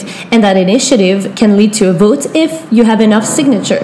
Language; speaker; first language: English; non-native, fluent; French